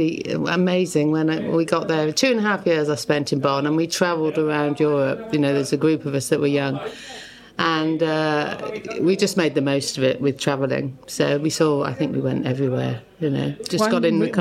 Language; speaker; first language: English; native; English